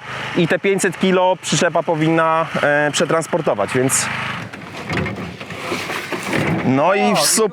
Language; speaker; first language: Polish; native; Polish